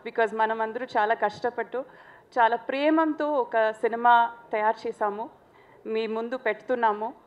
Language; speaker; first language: Telugu; non-native, local second language; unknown